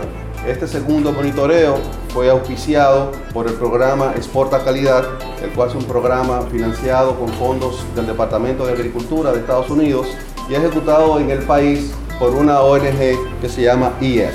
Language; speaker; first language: Spanish; native; Spanish